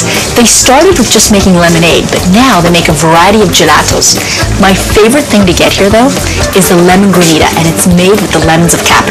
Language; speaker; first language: English; early bilingual, other home language; Italian